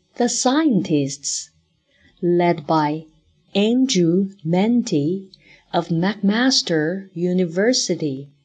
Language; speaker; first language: English; non-native, fluent; Chinese